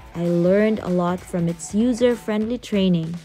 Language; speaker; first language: English; non-native, local second language; Cebuano